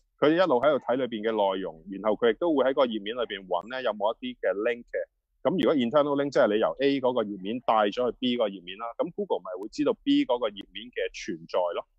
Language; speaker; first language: Cantonese; native; Cantonese